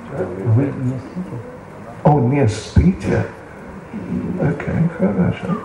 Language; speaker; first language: Russian; non-native, learner; English